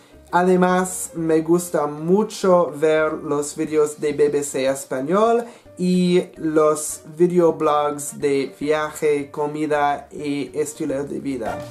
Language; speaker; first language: Spanish; non-native, learner; English